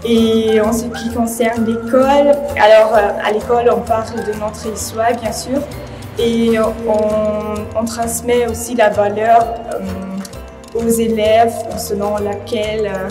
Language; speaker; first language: French; non-native, fluent; German